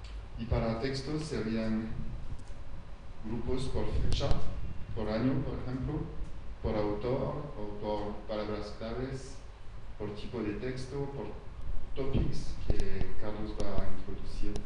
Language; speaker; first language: Spanish; non-native, fluent; French